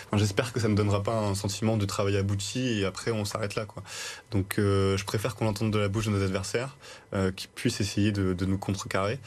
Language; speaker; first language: French; native; French